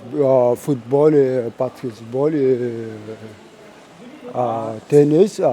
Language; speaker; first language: French; non-native, learner; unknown